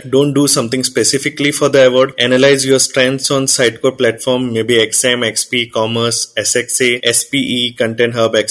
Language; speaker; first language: English; non-native, local second language; Konkani